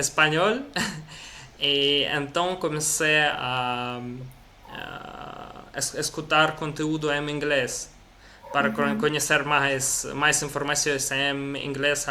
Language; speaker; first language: Portuguese; non-native, learner; Russian